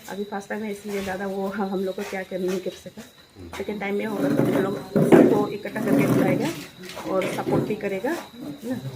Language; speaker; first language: Hindi; non-native, local second language; Garo